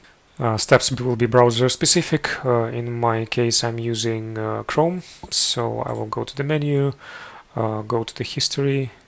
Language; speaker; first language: English; non-native, fluent; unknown